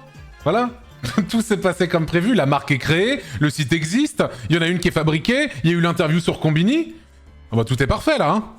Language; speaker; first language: French; native; French